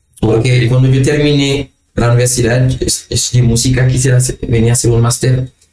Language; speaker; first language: Spanish; non-native, fluent; Haitian Creole